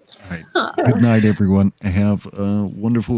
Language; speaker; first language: English; native; English